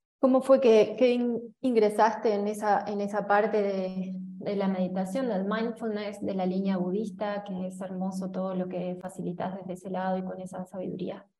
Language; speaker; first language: Spanish; native; Spanish